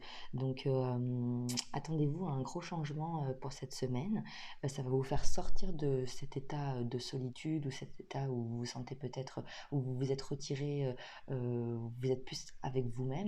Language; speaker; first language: French; native; French